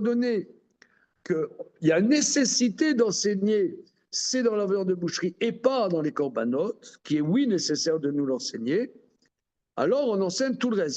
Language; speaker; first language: French; native; French